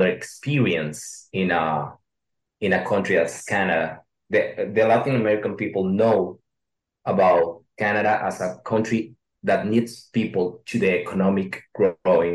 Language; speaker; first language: English; non-native, learner; Spanish